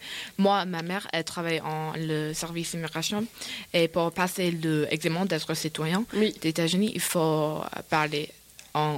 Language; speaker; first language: French; non-native, learner; English